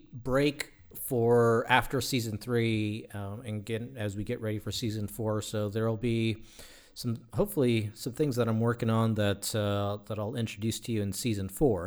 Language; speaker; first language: English; native; English